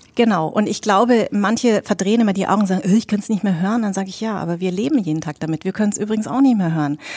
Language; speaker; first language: German; native; German